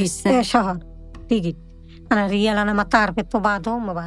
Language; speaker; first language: Arabic; non-native, learner; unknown